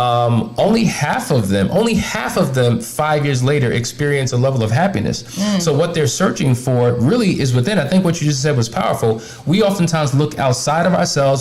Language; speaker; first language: English; native; English